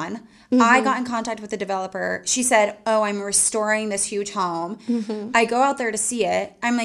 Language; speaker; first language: English; native; English